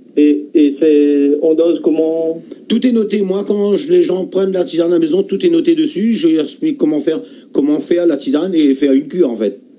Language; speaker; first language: French; native; French